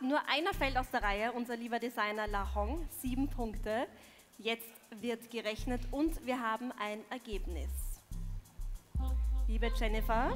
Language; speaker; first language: German; native; German